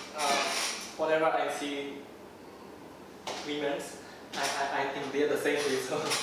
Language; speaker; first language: English; non-native, learner; Burmese